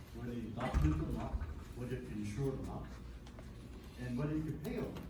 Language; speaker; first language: English; non-native, local second language; Cantonese